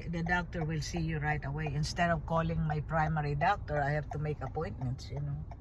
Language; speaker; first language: English; non-native, fluent; Filipino